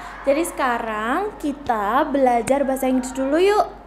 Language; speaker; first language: Indonesian; native; Indonesian